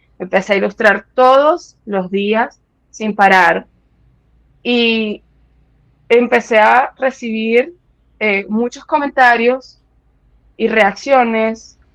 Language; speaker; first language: Spanish; native; Spanish